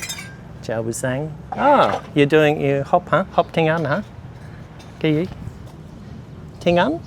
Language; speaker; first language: Vietnamese; non-native, learner; English